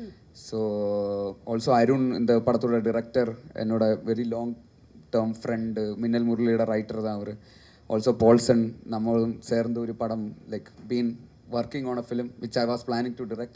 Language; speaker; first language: Tamil; non-native, learner; Malayalam